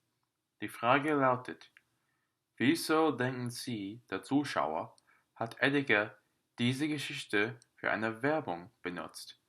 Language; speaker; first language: German; non-native, learner; English